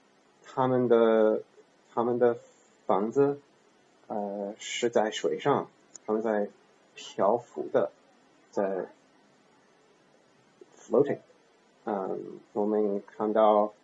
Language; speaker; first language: Chinese; non-native, learner; English